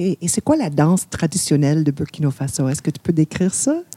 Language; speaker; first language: French; non-native, fluent; English